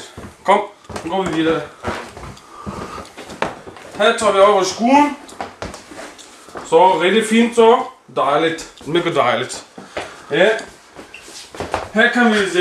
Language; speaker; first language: Norwegian; non-native, learner; Swedish